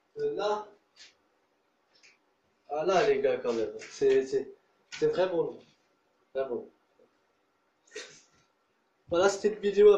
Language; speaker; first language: French; native; French